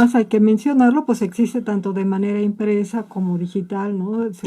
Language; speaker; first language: Spanish; native; Spanish